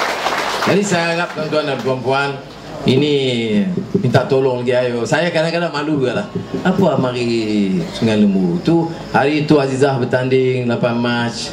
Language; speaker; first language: Malay; native; Malay